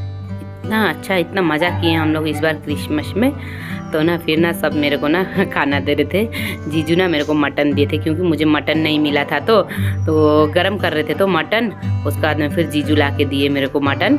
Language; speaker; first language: Hindi; native; Hindi